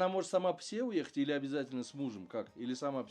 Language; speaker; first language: Russian; native; Russian